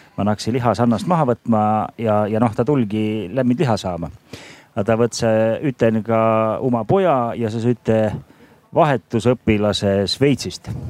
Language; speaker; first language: Estonian; native; Estonian